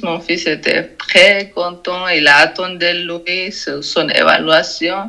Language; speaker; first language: French; non-native, learner; Georgian